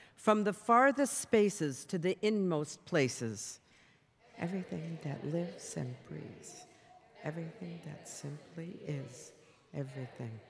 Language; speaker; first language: English; native; English